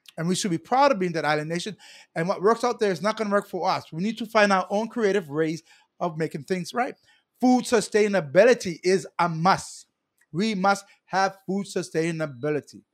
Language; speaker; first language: English; native; English